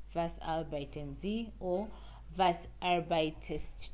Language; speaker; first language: German; non-native, learner; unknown